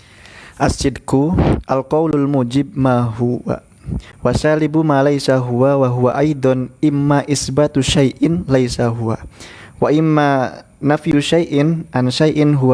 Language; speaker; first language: Arabic; non-native, learner; Indonesian